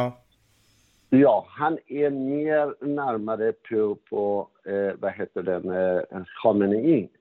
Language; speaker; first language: Swedish; non-native, fluent; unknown